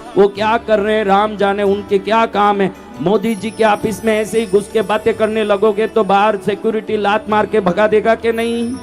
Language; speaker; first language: Hindi; non-native, local second language; Marwari